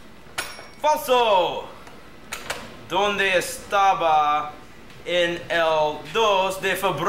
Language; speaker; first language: Spanish; non-native, learner; English